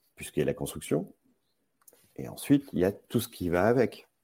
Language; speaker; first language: French; native; French